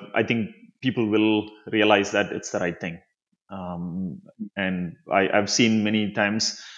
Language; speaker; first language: English; non-native, local second language; Tamil